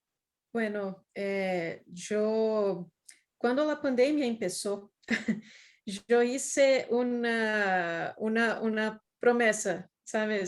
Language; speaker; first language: Spanish; non-native, fluent; Portuguese